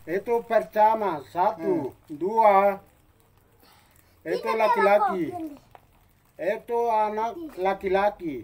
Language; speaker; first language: Indonesian; non-native, local second language; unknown